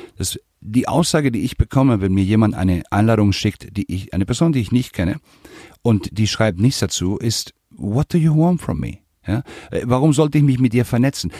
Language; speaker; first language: German; non-native, fluent; Spanish